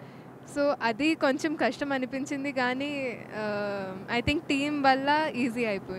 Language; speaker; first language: Telugu; non-native, fluent; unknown